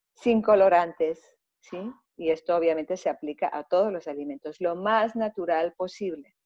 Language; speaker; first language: Spanish; non-native, fluent; Greek